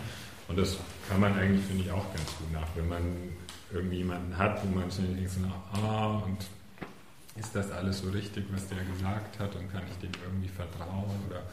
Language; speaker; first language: German; native; German